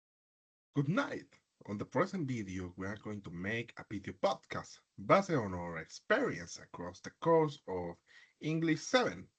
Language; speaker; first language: English; non-native, learner; Spanish